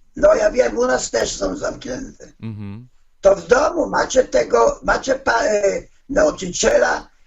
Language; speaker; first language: Polish; non-native, fluent; Hebrew